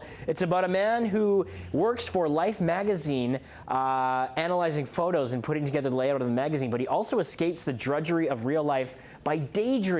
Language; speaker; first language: English; native; English